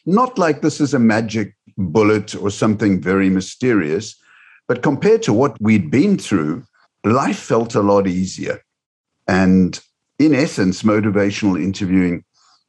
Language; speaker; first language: English; native; English